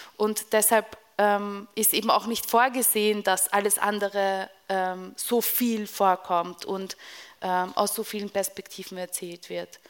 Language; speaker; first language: German; non-native, fluent; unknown